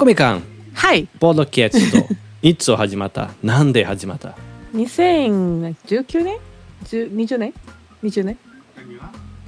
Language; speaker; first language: Japanese; non-native, learner; Portuguese